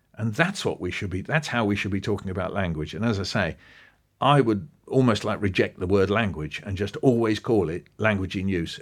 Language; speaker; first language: English; native; English